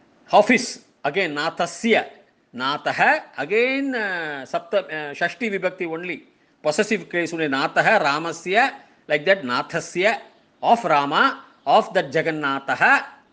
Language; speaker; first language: English; non-native, local second language; Tamil